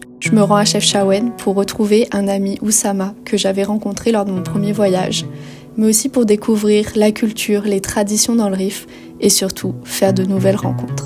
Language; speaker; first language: French; native; French